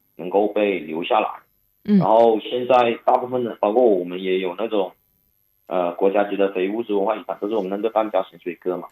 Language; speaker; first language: Chinese; non-native, local second language; Cantonese